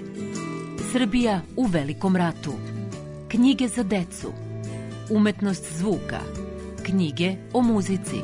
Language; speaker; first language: Serbian; native; Serbian